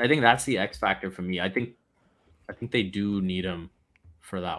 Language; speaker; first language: English; native; English